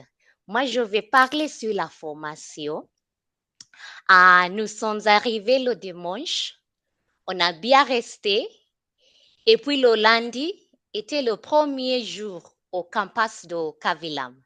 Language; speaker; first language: French; non-native, fluent; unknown